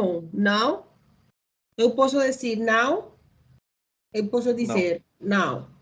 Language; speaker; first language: Portuguese; non-native, learner; Spanish